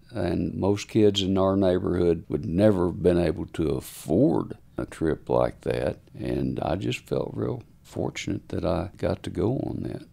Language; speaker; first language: English; native; English